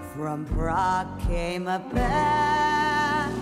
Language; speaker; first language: German; non-native, local second language; Swiss German